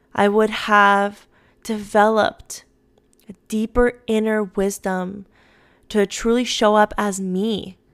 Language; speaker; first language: English; early bilingual, other home language; Spanish